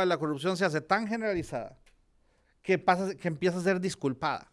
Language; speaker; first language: Spanish; native; Spanish